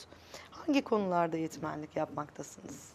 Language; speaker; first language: Turkish; native; Turkish